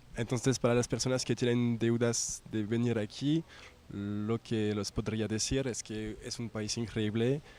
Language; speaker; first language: Spanish; non-native, fluent; French